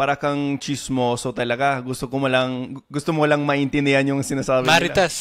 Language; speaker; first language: Filipino; non-native, fluent; English